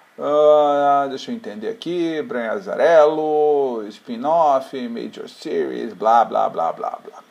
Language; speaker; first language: Portuguese; native; Portuguese